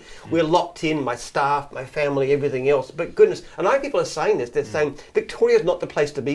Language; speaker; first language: English; native; English